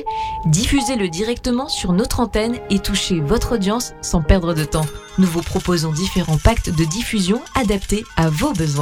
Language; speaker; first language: French; native; French